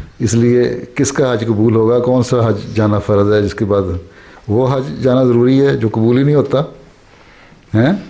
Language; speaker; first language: Urdu; native; Urdu